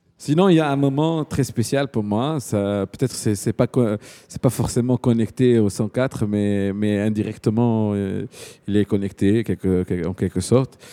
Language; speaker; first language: French; non-native, local second language; Arabic